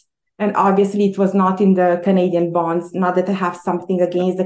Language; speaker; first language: English; non-native, fluent; Romanian